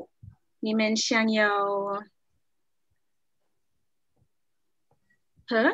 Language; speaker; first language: Chinese; non-native, learner; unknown